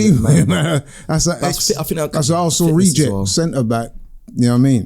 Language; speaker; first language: English; native; English